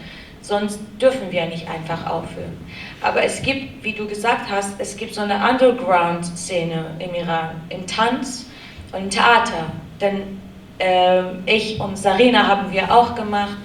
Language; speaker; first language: German; non-native, learner; Kurdish